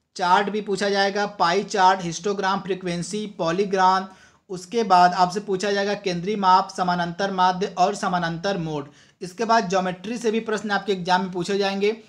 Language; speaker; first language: Hindi; native; Hindi